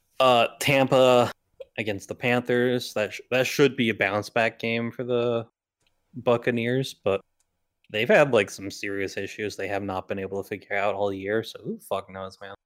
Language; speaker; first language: English; native; English